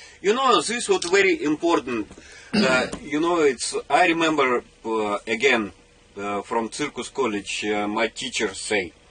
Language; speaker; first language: English; non-native, learner; Russian